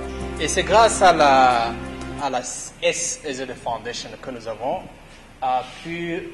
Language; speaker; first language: French; non-native, local second language; Rundi